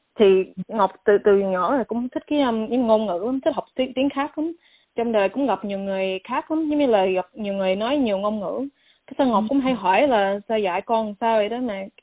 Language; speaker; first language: Vietnamese; early bilingual, heritage; Vietnamese